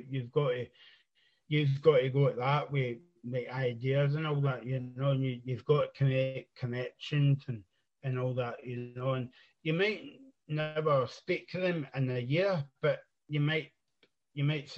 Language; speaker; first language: English; native; English